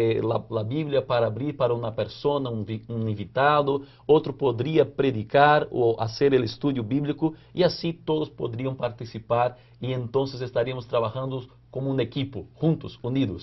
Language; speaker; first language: Spanish; non-native, fluent; Portuguese